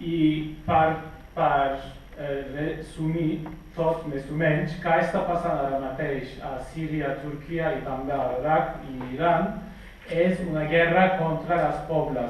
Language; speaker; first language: Catalan; non-native, fluent; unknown